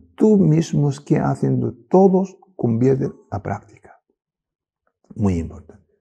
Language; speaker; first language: Spanish; non-native, learner; Tibetan